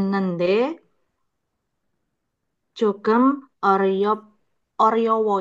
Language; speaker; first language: Korean; non-native, learner; Indonesian